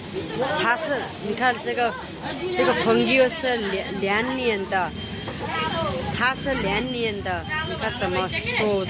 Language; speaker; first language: Chinese; non-native, learner; Nepali